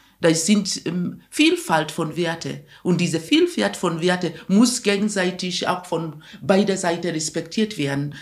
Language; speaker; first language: German; non-native, fluent; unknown